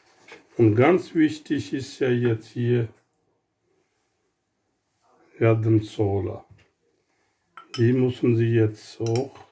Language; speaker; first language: German; non-native, learner; Urdu